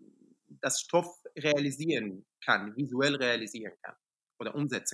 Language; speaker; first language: German; non-native, fluent; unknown